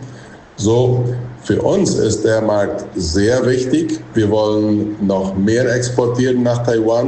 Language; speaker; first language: German; non-native, local second language; Plautdietsch